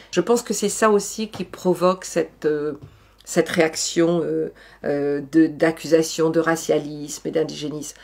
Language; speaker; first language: French; native; French